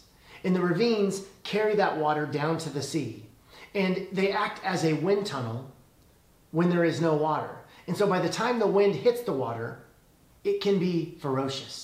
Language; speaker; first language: English; native; English